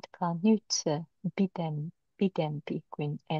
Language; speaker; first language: Finnish; non-native, learner; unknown